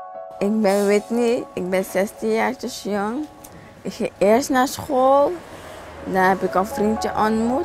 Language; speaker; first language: Dutch; non-native, local second language; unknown